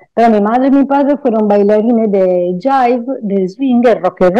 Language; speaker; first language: Spanish; non-native, fluent; Italian